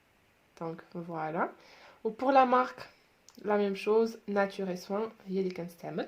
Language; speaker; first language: Arabic; native; Arabic